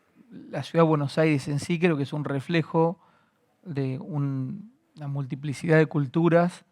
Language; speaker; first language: Spanish; native; Spanish